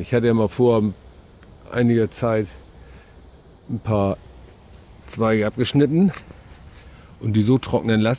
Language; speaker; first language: German; native; German